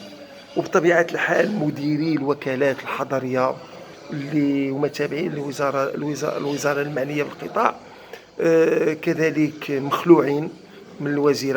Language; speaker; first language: Arabic; native; Arabic